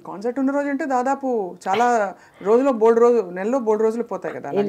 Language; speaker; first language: Telugu; native; Telugu